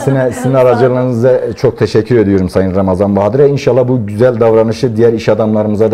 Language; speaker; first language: Turkish; native; Turkish